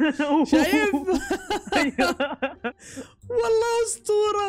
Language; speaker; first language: Arabic; native; Arabic